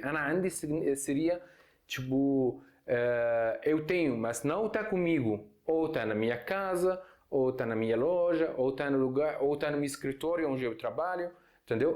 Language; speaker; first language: Portuguese; non-native, fluent; Arabic